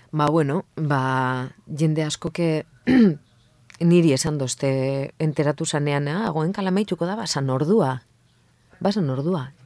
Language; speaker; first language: Basque; non-native, local second language; Spanish